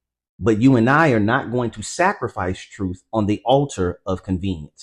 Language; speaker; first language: English; native; English